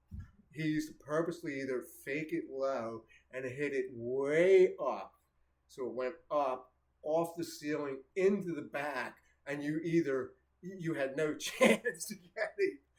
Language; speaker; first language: English; native; English